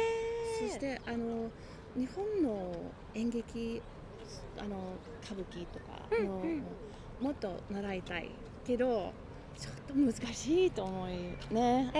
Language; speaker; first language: Japanese; non-native, learner; English